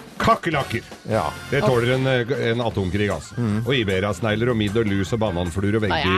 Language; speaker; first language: Norwegian; native; Norwegian